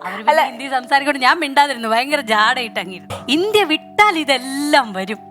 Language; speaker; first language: Malayalam; native; Malayalam